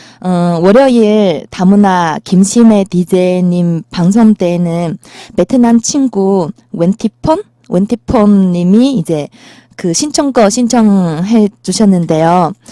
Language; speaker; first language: Korean; non-native, fluent; Chinese